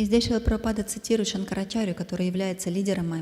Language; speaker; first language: Russian; native; Russian